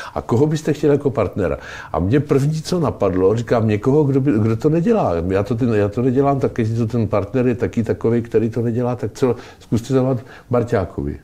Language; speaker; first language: Czech; native; Czech